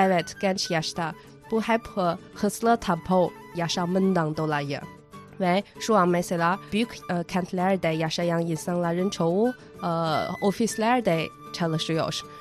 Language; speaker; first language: Turkish; non-native, fluent; Chinese